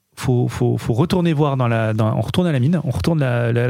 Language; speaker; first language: French; native; French